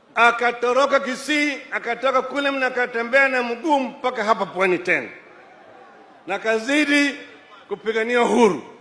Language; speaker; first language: Swahili; non-native, local second language; Luo (Kenya and Tanzania)